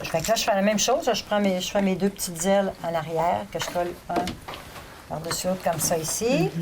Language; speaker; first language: French; native; French